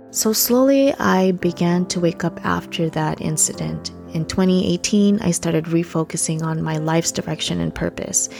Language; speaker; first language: English; early bilingual, other home language; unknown